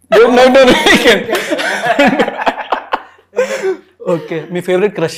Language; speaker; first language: Telugu; native; Telugu